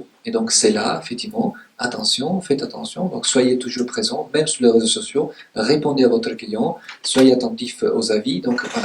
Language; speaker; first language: French; native; French